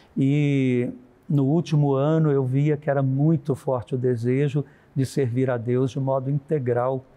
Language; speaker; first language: Portuguese; native; Portuguese